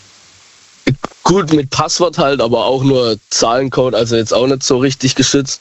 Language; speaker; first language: German; native; German